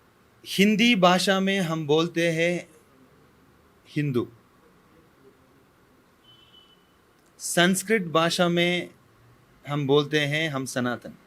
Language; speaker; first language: Hindi; non-native, local second language; Tamil